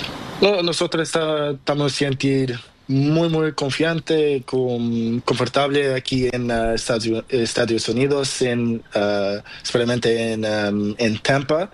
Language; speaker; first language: Spanish; non-native, learner; Portuguese